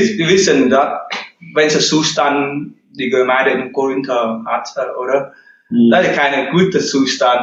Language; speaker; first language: German; non-native, learner; Vietnamese